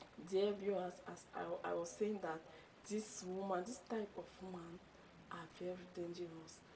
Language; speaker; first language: English; non-native, local second language; French